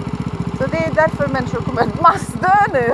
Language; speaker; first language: Swedish; non-native, fluent; Latvian